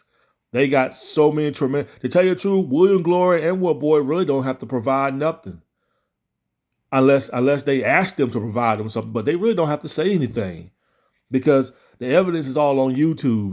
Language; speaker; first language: English; native; English